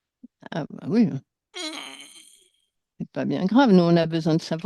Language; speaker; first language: French; native; French